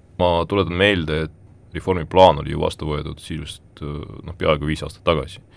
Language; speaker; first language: Estonian; non-native, local second language; Russian